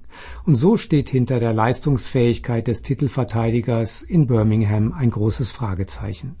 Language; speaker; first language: German; native; German